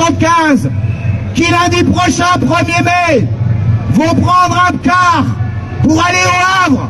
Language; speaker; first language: French; native; French